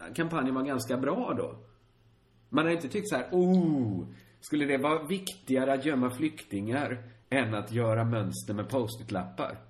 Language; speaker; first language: Swedish; native; Swedish